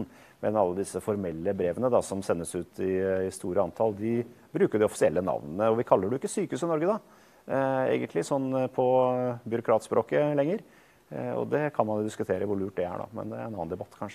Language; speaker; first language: Norwegian; native; Norwegian